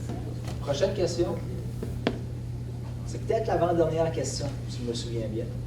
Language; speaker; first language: French; native; French